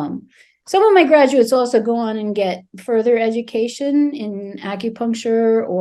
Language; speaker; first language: English; native; English